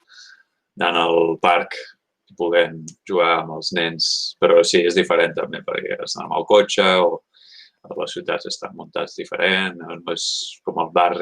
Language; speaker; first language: Catalan; non-native, learner; English